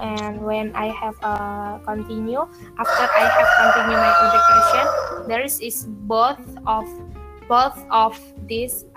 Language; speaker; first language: English; non-native, learner; Indonesian